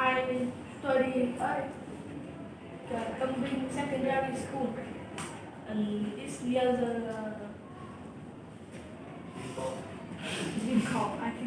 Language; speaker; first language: English; non-native, learner; Vietnamese